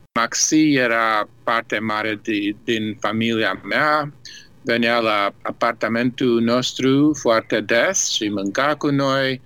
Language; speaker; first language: Romanian; early bilingual, heritage; Romanian